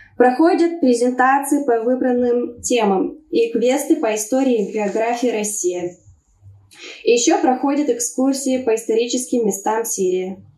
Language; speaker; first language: Russian; early bilingual, heritage; Russian